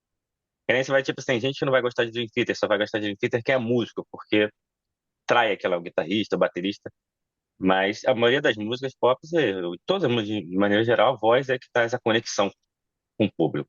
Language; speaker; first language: Portuguese; native; Portuguese